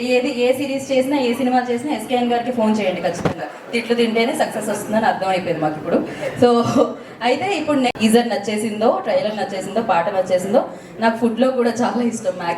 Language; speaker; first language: Telugu; native; Telugu